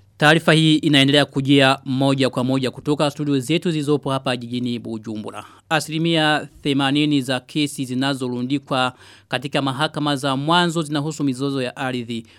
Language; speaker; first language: Swahili; non-native, local second language; Rundi